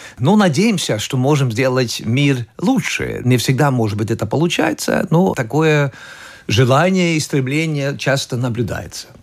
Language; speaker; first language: Russian; non-native, fluent; Swedish